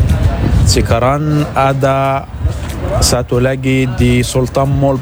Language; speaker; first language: Indonesian; non-native, learner; Arabic